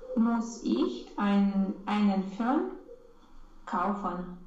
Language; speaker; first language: German; non-native, learner; Romanian